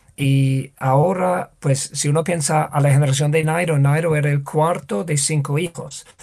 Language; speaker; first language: Spanish; non-native, fluent; English